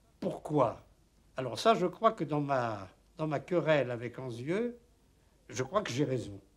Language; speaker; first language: French; native; French